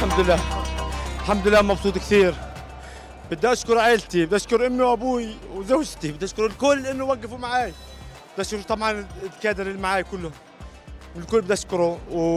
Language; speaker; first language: Arabic; native; Arabic